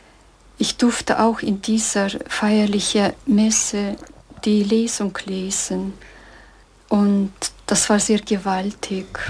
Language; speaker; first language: German; early bilingual, heritage; German